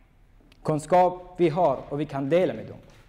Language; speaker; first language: Swedish; non-native, fluent; Persian